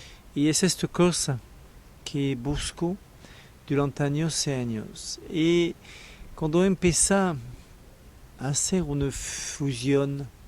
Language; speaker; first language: Spanish; non-native, learner; French